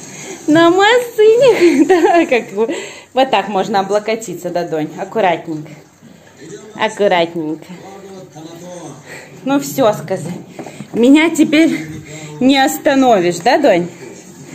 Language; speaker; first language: Russian; native; Russian